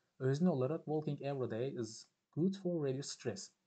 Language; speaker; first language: English; non-native, fluent; Turkish